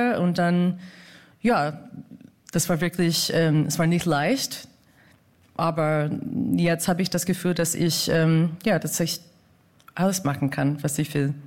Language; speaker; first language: German; non-native, fluent; English